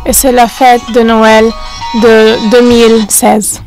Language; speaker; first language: French; non-native, fluent; Arabic